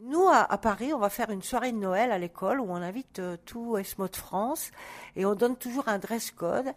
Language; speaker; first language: French; native; French